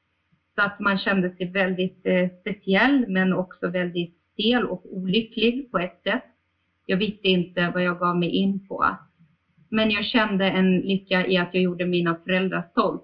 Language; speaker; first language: Swedish; early bilingual, other home language; Bosnian